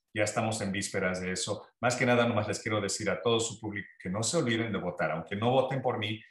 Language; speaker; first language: Spanish; early bilingual, heritage; Spanish